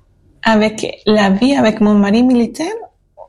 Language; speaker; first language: French; non-native, fluent; Spanish